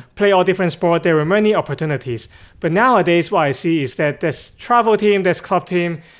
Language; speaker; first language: English; non-native, local second language; Cantonese